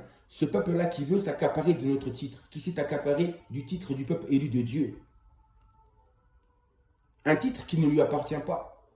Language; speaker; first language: French; non-native, local second language; Kongo